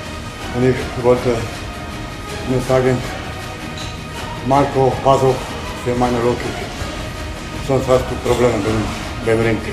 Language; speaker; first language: German; non-native, learner; Polish